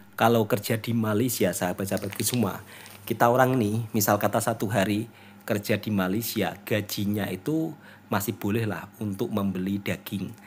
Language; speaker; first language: Indonesian; native; Indonesian